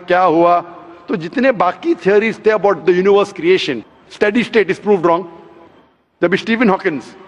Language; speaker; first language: Hindi; non-native, local second language; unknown